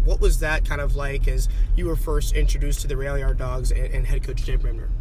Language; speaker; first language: English; native; English